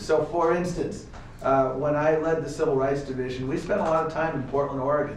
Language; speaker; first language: English; native; English